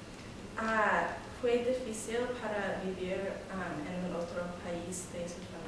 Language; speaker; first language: Spanish; non-native, learner; English